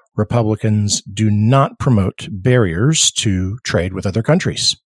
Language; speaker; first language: English; native; English